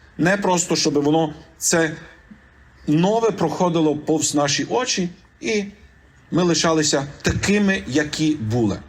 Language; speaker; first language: Ukrainian; native; Ukrainian